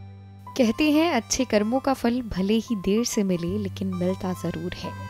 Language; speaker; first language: Hindi; native; Hindi